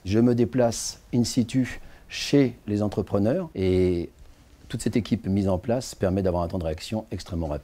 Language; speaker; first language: French; native; French